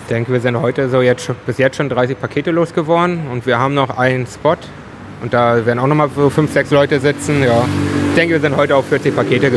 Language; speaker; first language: German; native; German